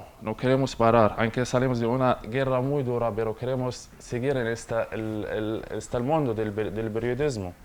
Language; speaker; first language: Spanish; non-native, learner; Arabic